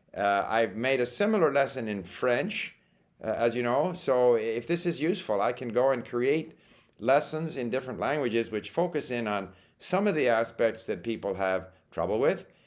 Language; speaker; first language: English; native; English